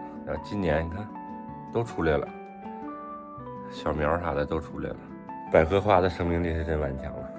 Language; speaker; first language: Chinese; native; Chinese